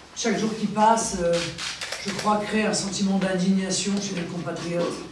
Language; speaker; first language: French; native; French